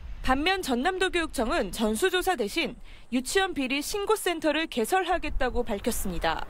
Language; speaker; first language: Korean; native; Korean